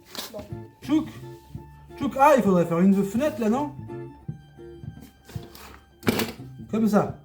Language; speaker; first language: French; native; French